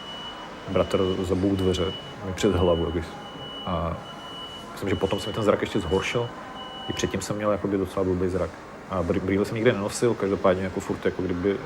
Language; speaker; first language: Czech; non-native, fluent; Russian